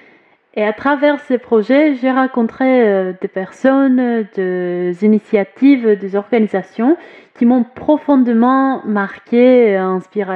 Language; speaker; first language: French; non-native, fluent; Greek